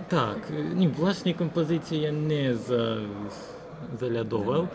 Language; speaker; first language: Polish; non-native, learner; Ukrainian